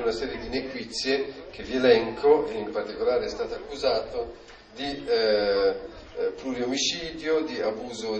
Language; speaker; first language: Italian; native; Italian